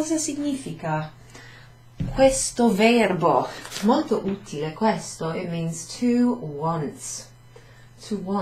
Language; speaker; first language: Italian; non-native, fluent; English